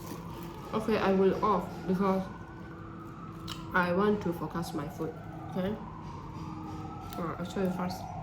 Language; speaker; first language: English; non-native, learner; Burmese